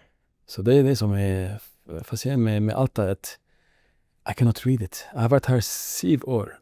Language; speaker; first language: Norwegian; non-native, learner; Arabic